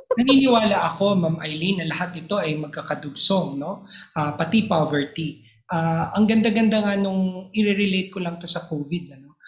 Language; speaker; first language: Filipino; native; Filipino